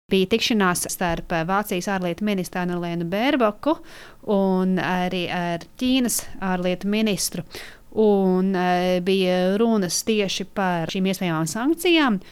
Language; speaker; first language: Latvian; native; Latvian